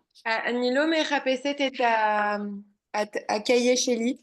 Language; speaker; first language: Hebrew; non-native, learner; French